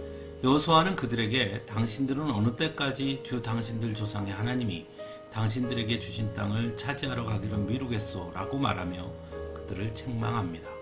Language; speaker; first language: Korean; native; Korean